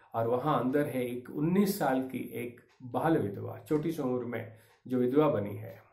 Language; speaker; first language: Hindi; non-native, local second language; Kannada